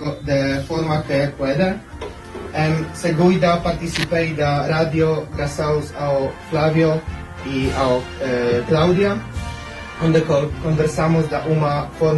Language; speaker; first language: Portuguese; non-native, fluent; Polish